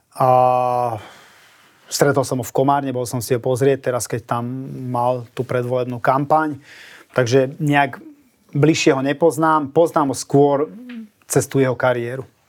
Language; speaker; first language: Slovak; non-native, local second language; Hungarian